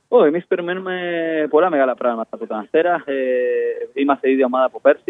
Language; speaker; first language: Greek; non-native, fluent; Spanish